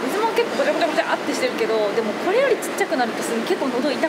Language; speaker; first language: Japanese; native; Japanese